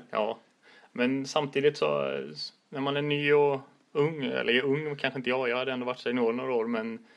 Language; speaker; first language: Swedish; native; Swedish